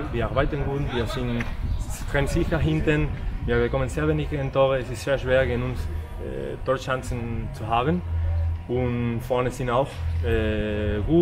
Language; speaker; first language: German; non-native, fluent; Spanish